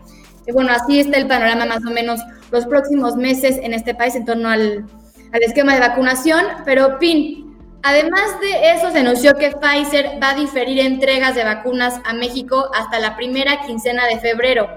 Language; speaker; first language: Spanish; native; Spanish